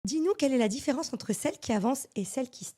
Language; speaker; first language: French; native; French